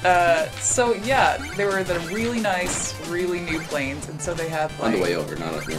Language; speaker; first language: English; native; English